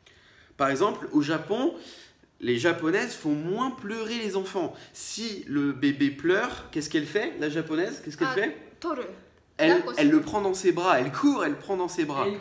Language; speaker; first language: French; native; French